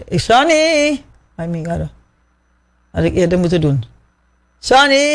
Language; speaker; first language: Dutch; native; Dutch